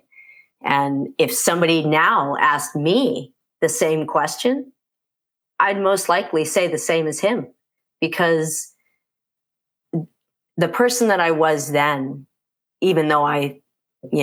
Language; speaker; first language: English; native; English